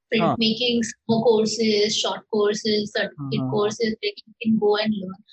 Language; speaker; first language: English; non-native, local second language; Marathi